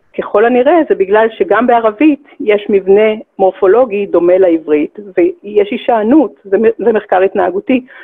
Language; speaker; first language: Hebrew; native; Hebrew